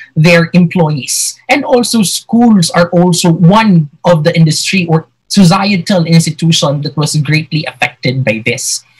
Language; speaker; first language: English; non-native, local second language; Hiligaynon